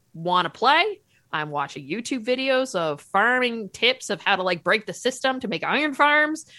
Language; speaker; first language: English; native; English